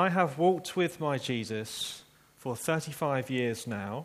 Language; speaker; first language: English; native; English